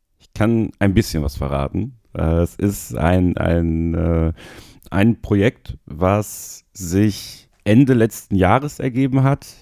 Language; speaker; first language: German; native; German